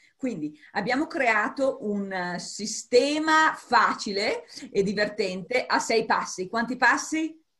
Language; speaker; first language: Italian; early bilingual, heritage; English